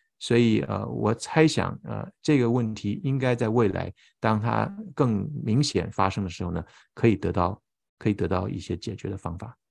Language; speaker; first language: Chinese; native; Chinese